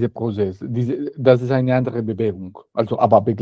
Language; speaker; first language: German; non-native, learner; Spanish